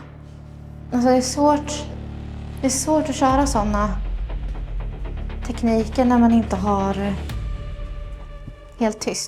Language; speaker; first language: Swedish; native; Swedish